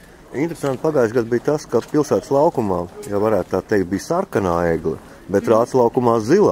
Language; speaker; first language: Latvian; native; Latvian